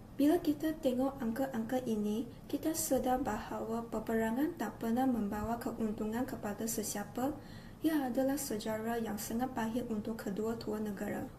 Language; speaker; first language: Malay; native; Malay